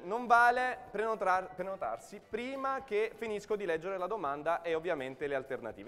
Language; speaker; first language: Italian; native; Italian